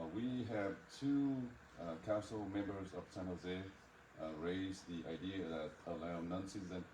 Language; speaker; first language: English; non-native, fluent; Vietnamese